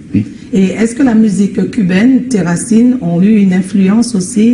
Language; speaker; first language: French; native; French